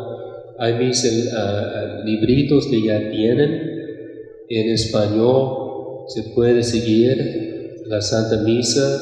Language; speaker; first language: Spanish; non-native, fluent; English